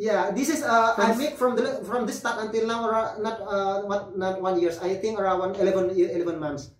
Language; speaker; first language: English; non-native, learner; Indonesian